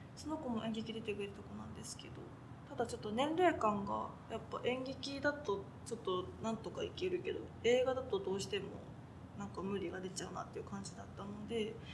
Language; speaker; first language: Japanese; native; Japanese